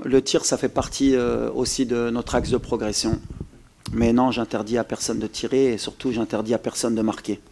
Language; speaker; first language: French; native; French